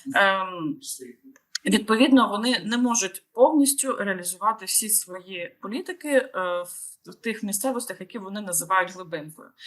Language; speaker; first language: Ukrainian; native; Ukrainian